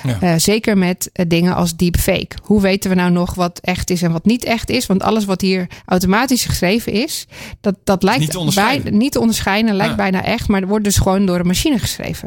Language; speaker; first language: Dutch; native; Dutch